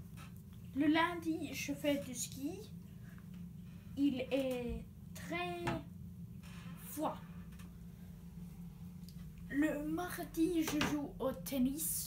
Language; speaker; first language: French; non-native, learner; Swedish